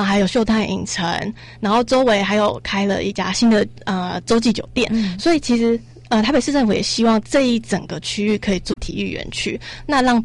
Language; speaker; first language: Chinese; native; Chinese